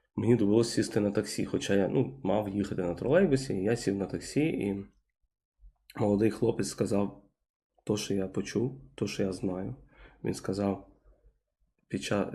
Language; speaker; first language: Ukrainian; native; Ukrainian